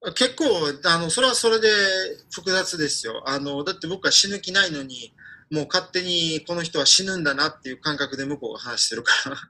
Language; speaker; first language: Japanese; non-native, fluent; Ukrainian